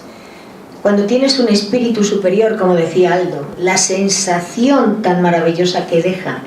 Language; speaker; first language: Spanish; native; Spanish